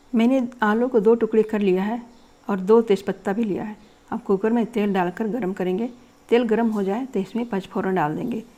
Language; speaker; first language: Hindi; native; Hindi